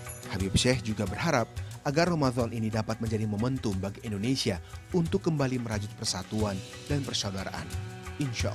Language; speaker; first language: Indonesian; native; Indonesian